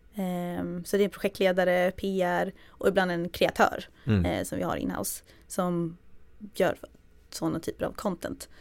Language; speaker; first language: Swedish; native; Swedish